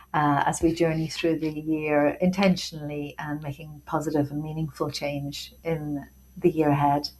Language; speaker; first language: English; native; English